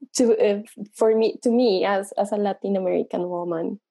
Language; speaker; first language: English; non-native, fluent; Spanish